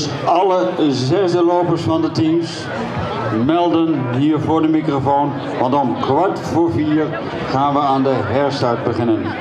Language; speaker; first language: Dutch; native; Dutch